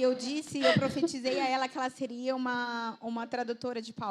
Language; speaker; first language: Portuguese; native; Portuguese